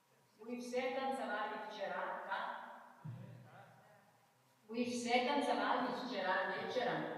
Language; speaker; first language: Russian; non-native, fluent; Italian